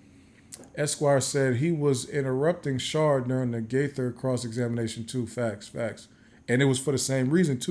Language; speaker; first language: English; native; English